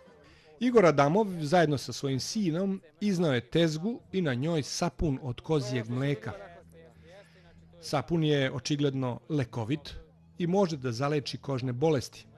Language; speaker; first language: Bosnian; native; Bosnian